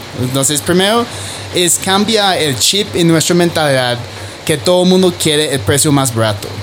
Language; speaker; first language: Spanish; non-native, fluent; English